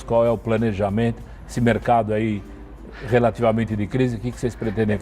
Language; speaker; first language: Portuguese; native; Portuguese